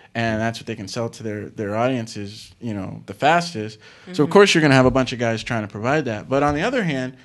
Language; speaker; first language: English; native; English